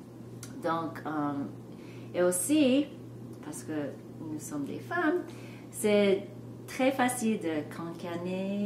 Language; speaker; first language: French; non-native, fluent; English